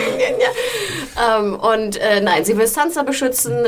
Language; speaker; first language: German; native; German